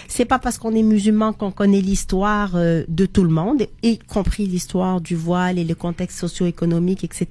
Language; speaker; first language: French; non-native, local second language; Arabic